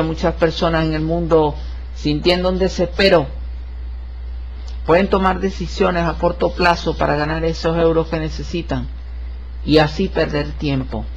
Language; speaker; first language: Spanish; native; Spanish